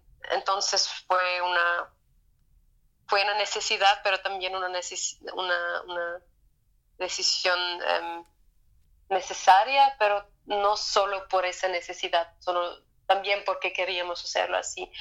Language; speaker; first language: Spanish; non-native, fluent; German